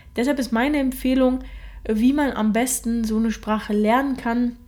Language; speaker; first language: German; early bilingual, other home language; Russian